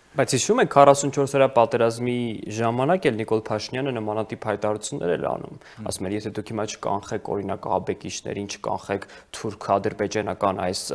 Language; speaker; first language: Armenian; native; Armenian